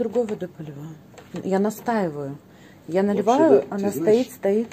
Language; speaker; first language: Russian; native; Russian